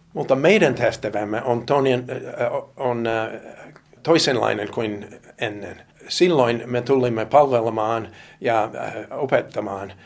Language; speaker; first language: Finnish; non-native, fluent; English